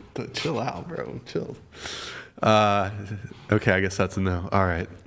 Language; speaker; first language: English; native; English